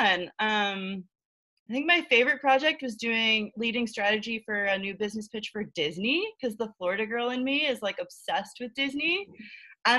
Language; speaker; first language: English; native; English